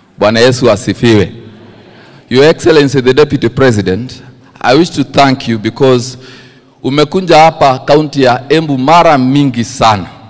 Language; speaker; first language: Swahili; non-native, local second language; Embu